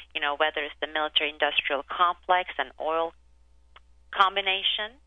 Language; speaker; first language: English; non-native, fluent; Turkish